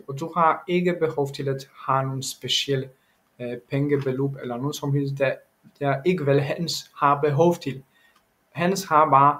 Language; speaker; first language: Danish; non-native, learner; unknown